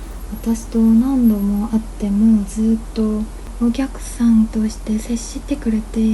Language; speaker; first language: Japanese; non-native, fluent; Korean